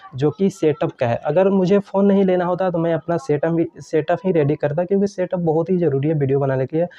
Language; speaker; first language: Hindi; native; Hindi